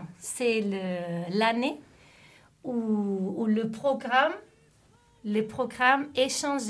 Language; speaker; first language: French; non-native, fluent; Spanish